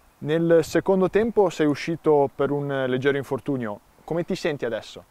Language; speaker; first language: Italian; native; Italian